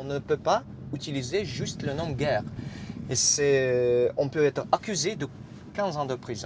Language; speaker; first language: French; non-native, fluent; Russian